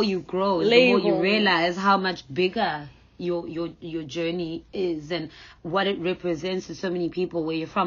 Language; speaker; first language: English; non-native, local second language; Zulu